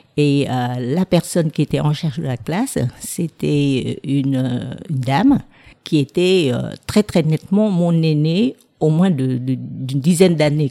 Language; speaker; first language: French; non-native, fluent; Vietnamese